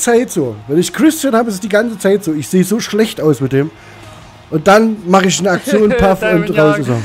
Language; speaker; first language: German; native; German